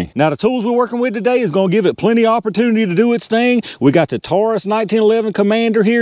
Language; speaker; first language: English; native; English